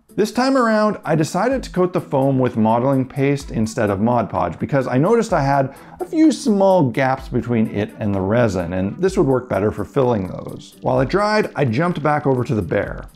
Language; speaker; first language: English; native; English